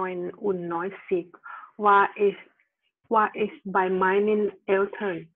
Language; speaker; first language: German; non-native, learner; Thai